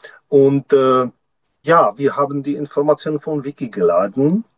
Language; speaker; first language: German; non-native, learner; Czech